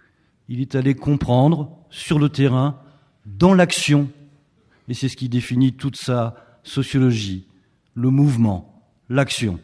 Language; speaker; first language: French; native; French